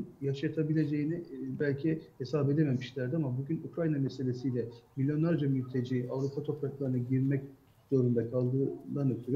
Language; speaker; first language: Turkish; native; Turkish